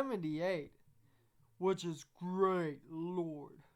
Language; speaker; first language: English; native; English